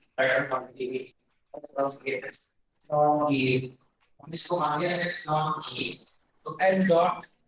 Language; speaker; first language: Hindi; native; Hindi